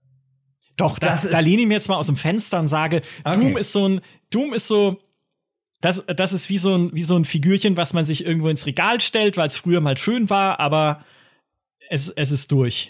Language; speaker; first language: German; native; German